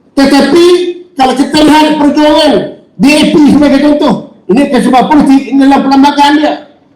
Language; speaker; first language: Malay; native; Malay